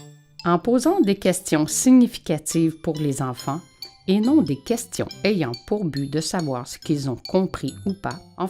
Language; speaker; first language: French; native; French